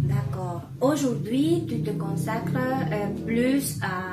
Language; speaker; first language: French; non-native, fluent; Spanish